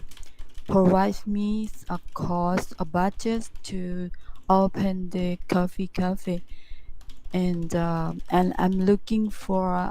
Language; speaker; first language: English; non-native, learner; Thai